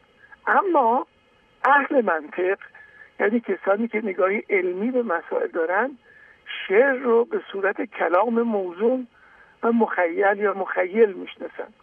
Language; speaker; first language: Persian; native; Persian